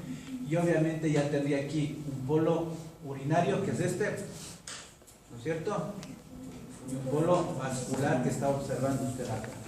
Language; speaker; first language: Spanish; native; Spanish